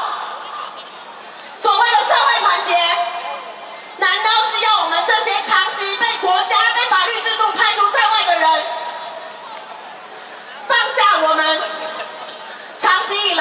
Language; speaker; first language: Chinese; native; Chinese